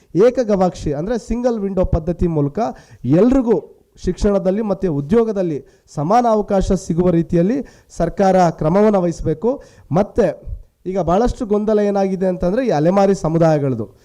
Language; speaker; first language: Kannada; non-native, local second language; Lambadi